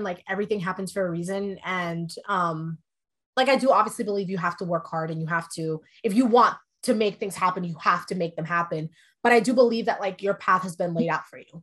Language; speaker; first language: English; early bilingual, other home language; Spanish